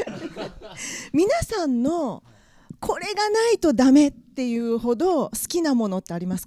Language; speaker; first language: Japanese; native; Japanese